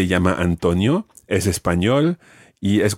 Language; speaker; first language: Spanish; non-native, fluent; English